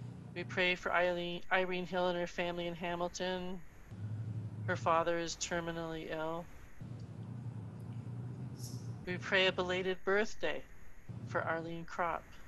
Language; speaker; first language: English; native; English